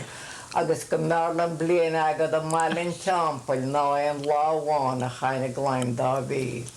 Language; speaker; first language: Irish; native; Irish